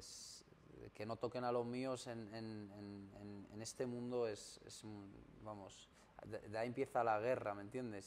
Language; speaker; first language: Spanish; early bilingual, other home language; Arabic